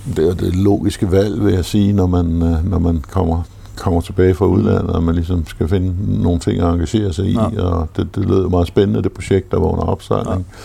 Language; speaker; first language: Danish; native; Danish